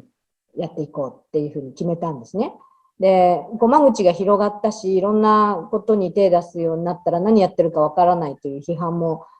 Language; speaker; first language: Japanese; native; Japanese